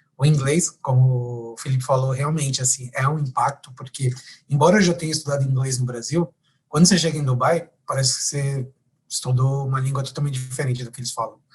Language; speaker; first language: Portuguese; native; Portuguese